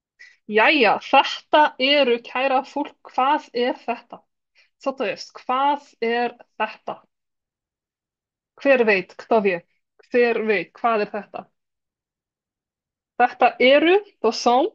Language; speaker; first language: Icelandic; non-native, fluent; Polish